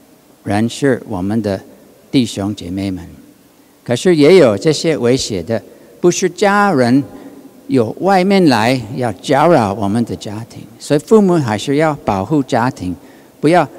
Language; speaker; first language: Chinese; non-native, learner; English